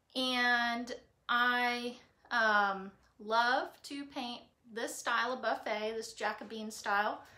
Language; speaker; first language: English; native; English